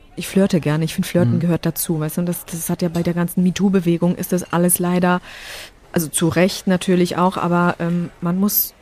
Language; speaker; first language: German; early bilingual, other home language; Polish